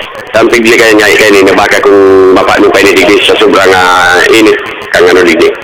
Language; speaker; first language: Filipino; non-native, local second language; Bikol